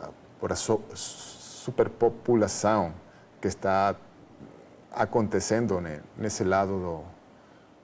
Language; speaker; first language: Portuguese; non-native, fluent; Spanish